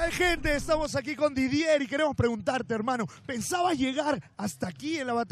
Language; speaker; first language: Spanish; native; Spanish